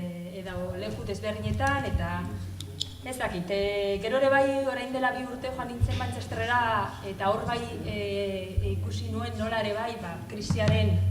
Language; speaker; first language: Basque; non-native, local second language; Spanish